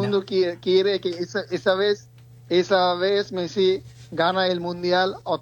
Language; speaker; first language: Spanish; non-native, learner; Bangla